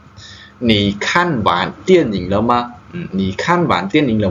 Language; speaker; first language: Chinese; non-native, fluent; Khmer